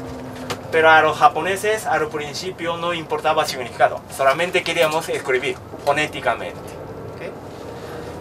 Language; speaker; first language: Spanish; non-native, learner; Japanese